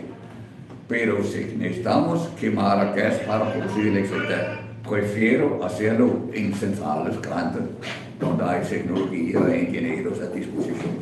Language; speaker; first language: Spanish; non-native, fluent; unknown